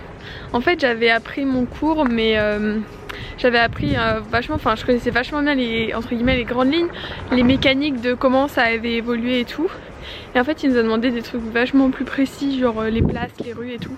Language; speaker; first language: French; native; French